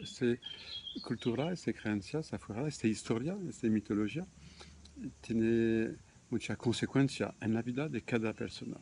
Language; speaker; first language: Spanish; non-native, fluent; French